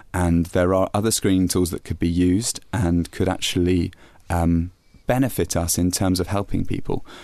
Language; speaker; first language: English; native; English